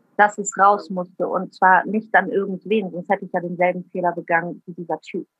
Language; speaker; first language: German; early bilingual, other home language; Italian